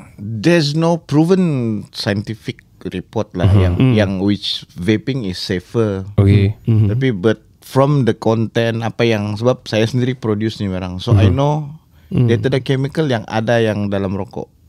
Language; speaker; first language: Malay; native; Malay